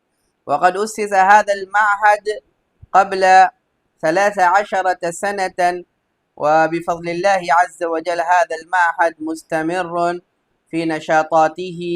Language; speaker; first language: Arabic; non-native, fluent; Urdu